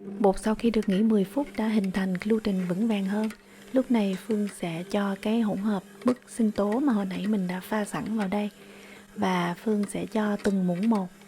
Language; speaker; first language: Vietnamese; native; Vietnamese